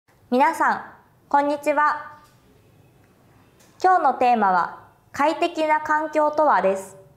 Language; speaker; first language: Japanese; non-native, fluent; Vietnamese